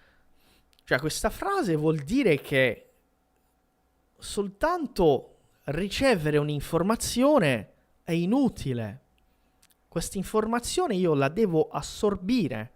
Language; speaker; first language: Italian; non-native, fluent; Portuguese